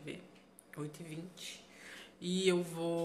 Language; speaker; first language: Portuguese; native; Portuguese